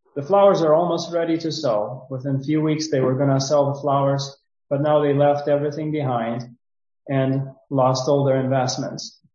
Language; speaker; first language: English; non-native, fluent; Ukrainian